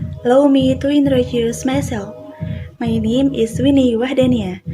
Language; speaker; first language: English; non-native, learner; Indonesian